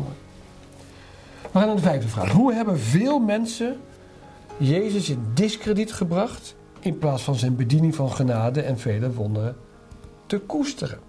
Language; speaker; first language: Dutch; native; Dutch